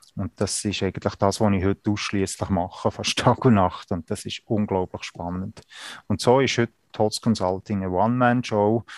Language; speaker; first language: German; native; German